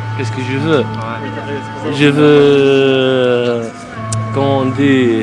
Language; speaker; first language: French; non-native, learner; Arabic